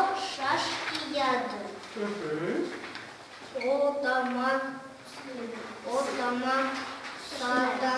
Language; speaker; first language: Kazakh; non-native, local second language; Russian